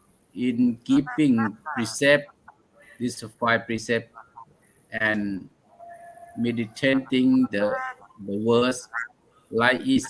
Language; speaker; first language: English; non-native, learner; Thai